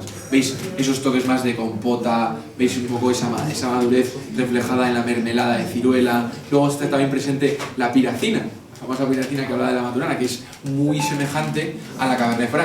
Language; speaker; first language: Spanish; native; Spanish